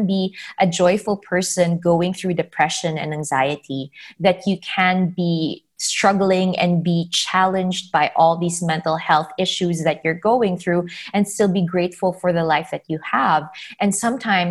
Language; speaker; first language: English; non-native, local second language; Filipino